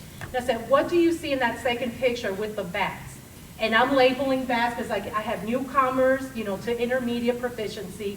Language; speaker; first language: English; early bilingual, other home language; Spanish